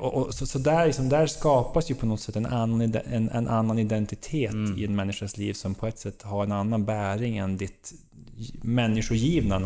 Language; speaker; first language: Swedish; native; Swedish